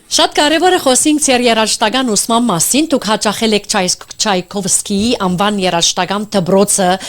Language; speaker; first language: Armenian; early bilingual, heritage; Armenian